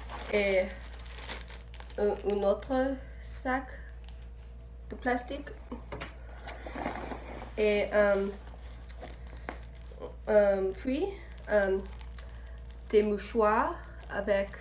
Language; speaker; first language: French; non-native, learner; English